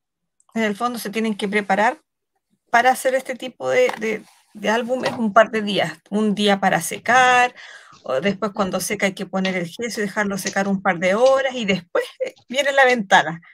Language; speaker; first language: Spanish; native; Spanish